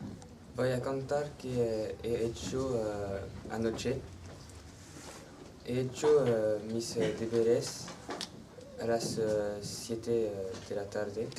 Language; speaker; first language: Spanish; non-native, learner; French